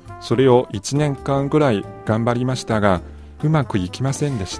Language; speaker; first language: Japanese; non-native, fluent; Chinese